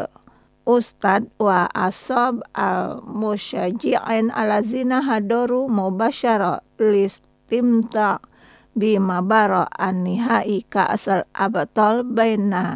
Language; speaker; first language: Arabic; non-native, fluent; Indonesian